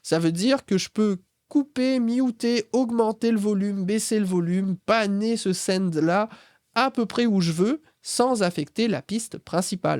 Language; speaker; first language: French; native; French